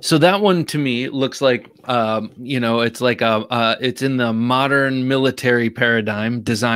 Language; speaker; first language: English; native; English